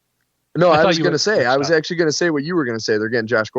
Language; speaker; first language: English; native; English